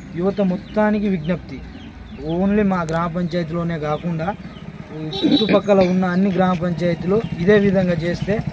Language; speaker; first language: Telugu; non-native, local second language; Lambadi